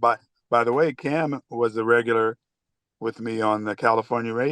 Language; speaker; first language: English; native; English